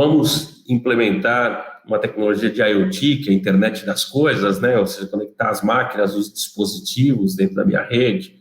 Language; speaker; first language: Portuguese; native; Portuguese